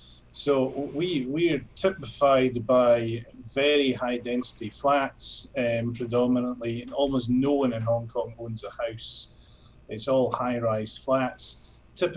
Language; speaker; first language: English; native; English